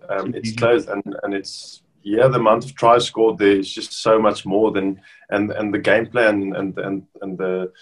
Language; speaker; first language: English; non-native, local second language; Afrikaans